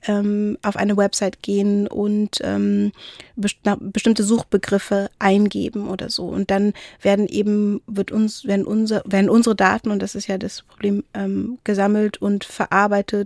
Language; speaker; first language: German; native; German